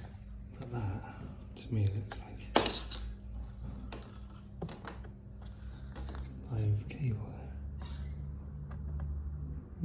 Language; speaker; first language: English; native; English